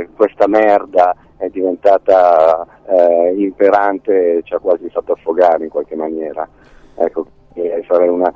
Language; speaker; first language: Italian; native; Italian